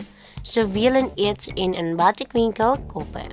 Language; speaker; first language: Dutch; non-native, learner; Indonesian